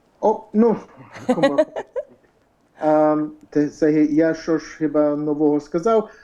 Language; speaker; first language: Ukrainian; early bilingual, heritage; English